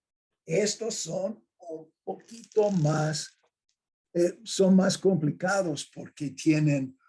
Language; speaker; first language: Spanish; non-native, fluent; English